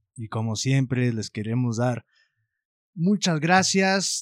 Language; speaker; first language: Spanish; early bilingual, heritage; Spanish